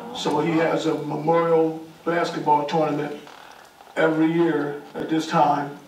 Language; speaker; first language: English; native; English